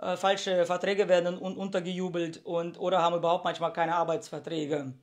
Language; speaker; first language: German; early bilingual, heritage; Russian